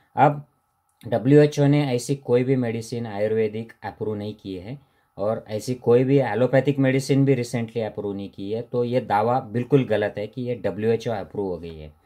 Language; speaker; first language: Hindi; non-native, local second language; Marathi